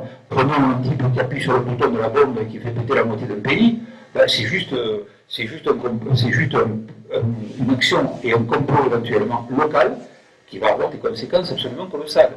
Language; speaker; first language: French; native; French